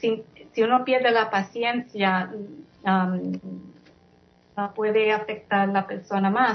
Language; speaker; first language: Spanish; early bilingual, heritage; English